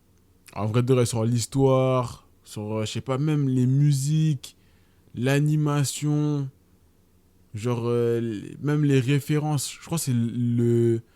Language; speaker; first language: French; native; French